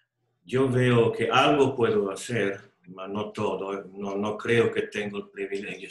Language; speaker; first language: Spanish; non-native, fluent; Italian